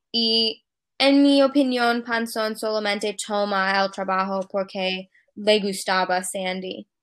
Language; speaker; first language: Spanish; non-native, learner; English